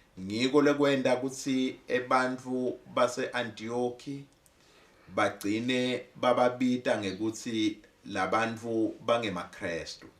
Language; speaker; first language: Zulu; non-native, local second language; Swati